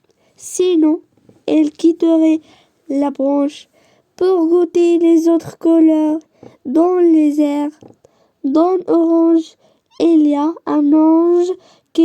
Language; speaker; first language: French; non-native, learner; Arabic